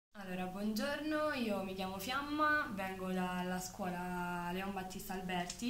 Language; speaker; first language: Italian; native; Italian